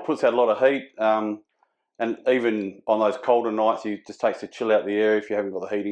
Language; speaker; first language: English; native; English